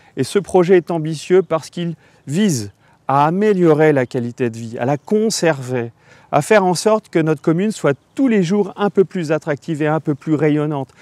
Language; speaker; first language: French; native; French